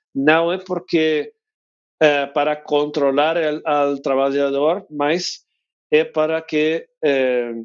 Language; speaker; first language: Portuguese; non-native, learner; English